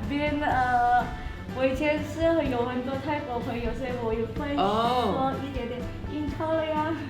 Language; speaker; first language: Chinese; non-native, fluent; Indonesian